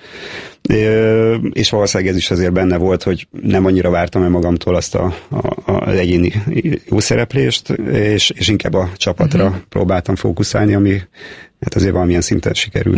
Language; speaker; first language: Hungarian; native; Hungarian